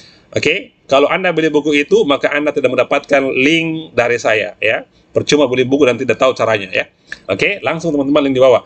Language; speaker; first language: Indonesian; native; Indonesian